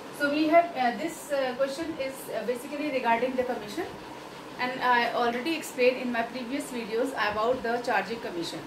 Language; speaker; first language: English; non-native, local second language; Hindi